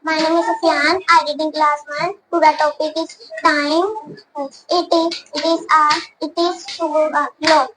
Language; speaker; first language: English; non-native, learner; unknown